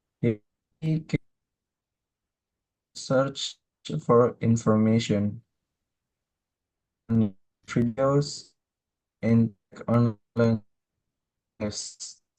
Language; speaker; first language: English; non-native, learner; Indonesian